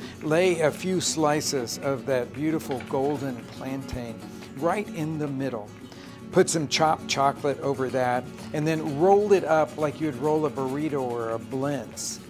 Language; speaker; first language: English; native; English